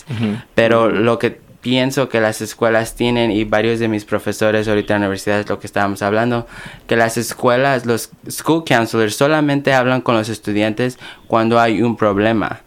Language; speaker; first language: Spanish; early bilingual, other home language; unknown